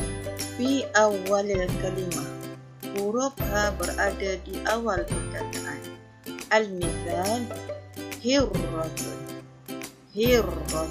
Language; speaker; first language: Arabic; non-native, fluent; Malay